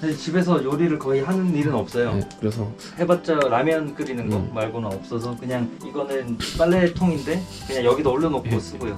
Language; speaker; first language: Korean; native; Korean